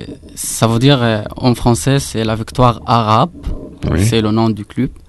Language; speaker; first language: French; non-native, fluent; Arabic